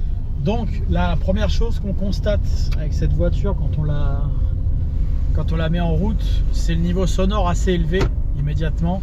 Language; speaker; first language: French; native; French